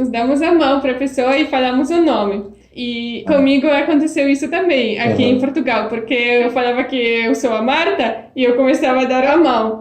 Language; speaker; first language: Portuguese; non-native, fluent; Polish